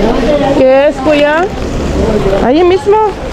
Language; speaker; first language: Spanish; non-native, learner; Filipino